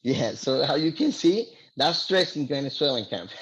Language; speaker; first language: English; non-native, fluent; Spanish